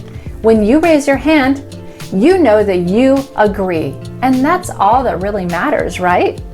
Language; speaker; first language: English; native; English